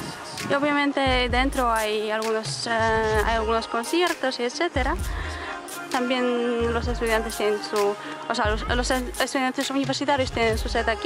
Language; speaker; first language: Spanish; non-native, fluent; Polish